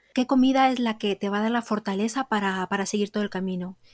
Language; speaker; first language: Spanish; native; Spanish